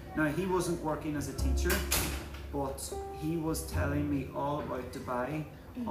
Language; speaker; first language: English; native; English